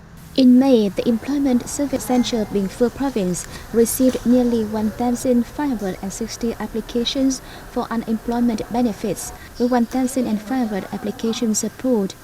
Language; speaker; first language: English; non-native, fluent; Vietnamese